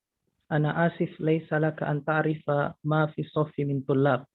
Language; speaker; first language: Arabic; non-native, learner; Indonesian